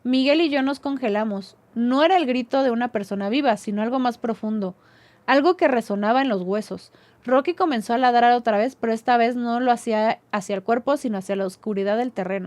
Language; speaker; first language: Spanish; native; Spanish